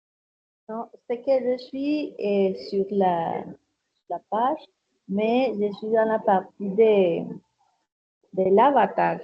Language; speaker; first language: French; non-native, fluent; Spanish